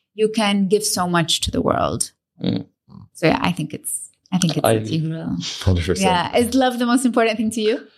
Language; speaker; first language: English; early bilingual, other home language; Arabic